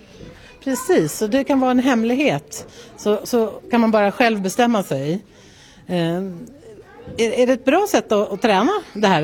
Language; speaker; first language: Swedish; native; Swedish